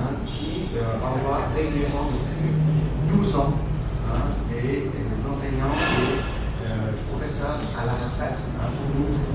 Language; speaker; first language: French; non-native, fluent; Vietnamese